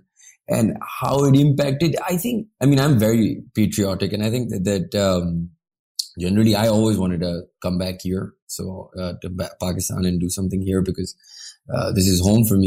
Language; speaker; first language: English; non-native, local second language; Urdu